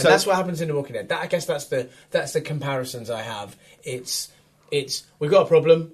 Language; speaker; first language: English; native; English